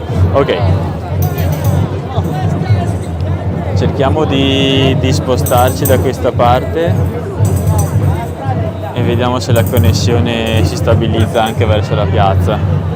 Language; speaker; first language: Italian; native; Italian